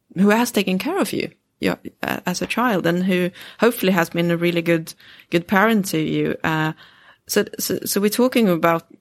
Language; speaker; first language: English; early bilingual, other home language; Swedish